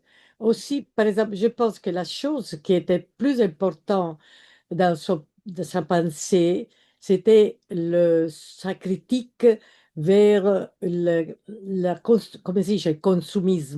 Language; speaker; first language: French; non-native, fluent; Italian